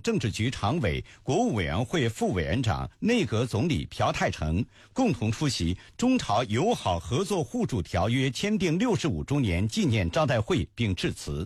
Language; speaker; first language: Chinese; native; Chinese